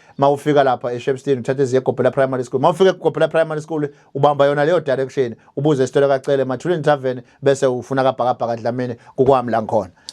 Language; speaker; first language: Zulu; native; Zulu